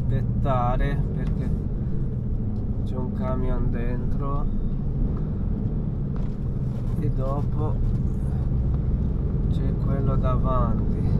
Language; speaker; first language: Italian; non-native, fluent; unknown